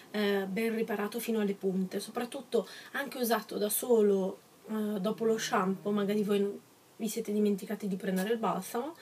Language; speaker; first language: Italian; native; Italian